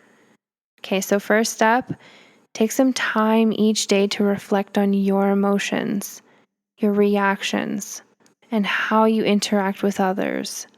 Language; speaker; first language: English; native; English